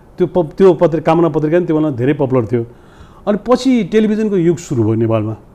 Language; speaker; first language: Nepali; non-native, local second language; Newari